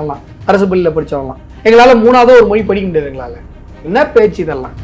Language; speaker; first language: Tamil; native; Tamil